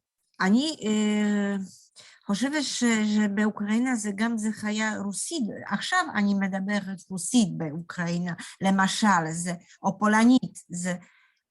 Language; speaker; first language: Hebrew; non-native, learner; Polish